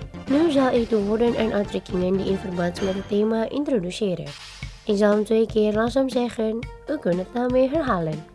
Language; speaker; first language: Dutch; non-native, learner; Indonesian